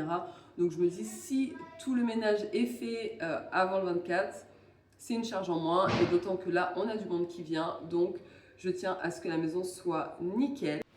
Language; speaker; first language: French; native; French